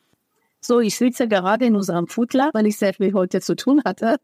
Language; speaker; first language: German; non-native, fluent; Persian